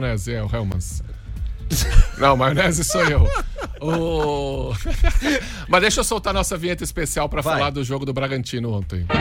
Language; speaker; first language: Portuguese; native; Portuguese